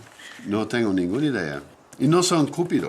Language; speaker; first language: Spanish; non-native, learner; English